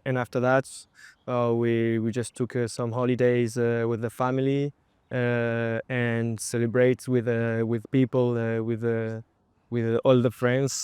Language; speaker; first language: English; non-native, fluent; French